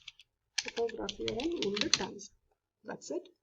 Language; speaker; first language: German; non-native, learner; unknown